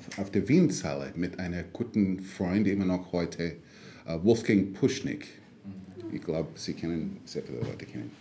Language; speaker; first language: German; non-native, fluent; English